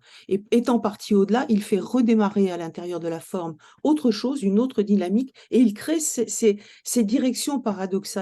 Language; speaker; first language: French; native; French